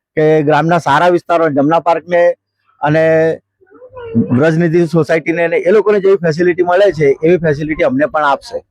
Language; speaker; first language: Gujarati; native; Gujarati